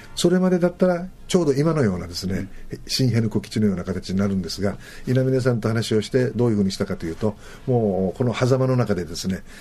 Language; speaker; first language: Japanese; native; Japanese